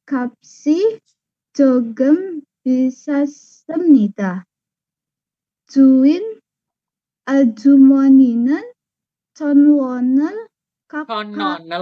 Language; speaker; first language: Korean; non-native, learner; Indonesian